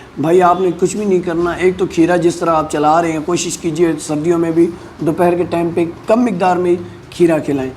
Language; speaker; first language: Urdu; non-native, local second language; Sindhi